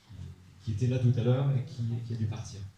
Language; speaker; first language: French; native; French